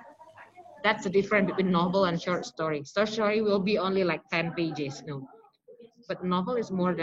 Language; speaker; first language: English; non-native, local second language; Indonesian